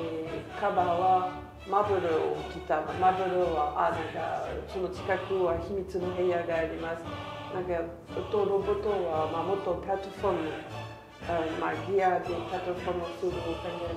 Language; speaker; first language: Japanese; non-native, learner; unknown